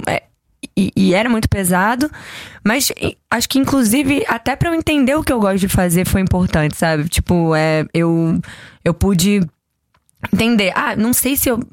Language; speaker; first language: Portuguese; native; Portuguese